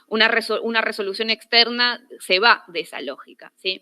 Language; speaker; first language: Spanish; native; Spanish